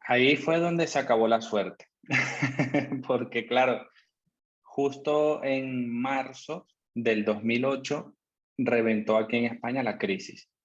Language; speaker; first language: Spanish; native; Spanish